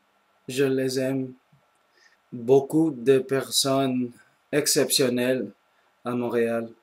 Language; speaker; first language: French; non-native, local second language; English